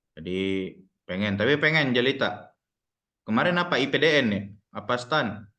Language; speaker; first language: Indonesian; native; Indonesian